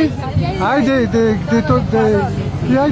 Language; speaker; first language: Spanish; non-native, learner; French